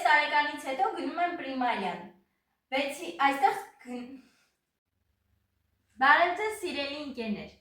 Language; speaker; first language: Armenian; early bilingual, heritage; Armenian